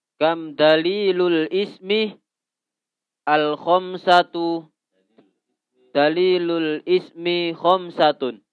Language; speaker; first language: Arabic; non-native, learner; Indonesian